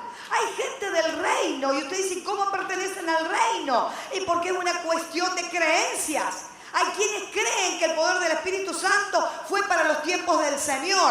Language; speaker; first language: Spanish; native; Spanish